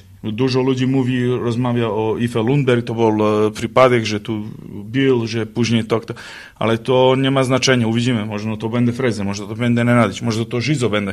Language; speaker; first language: Polish; non-native, learner; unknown